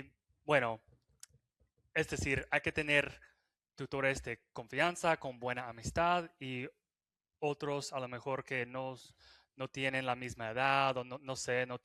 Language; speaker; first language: Spanish; non-native, fluent; English